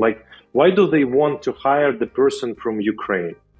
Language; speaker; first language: English; non-native, fluent; Russian